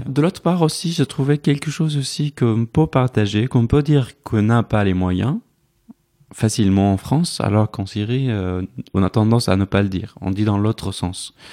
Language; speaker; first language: French; non-native, fluent; Arabic